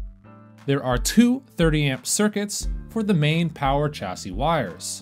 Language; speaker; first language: English; native; English